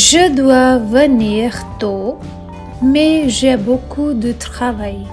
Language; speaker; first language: French; non-native, fluent; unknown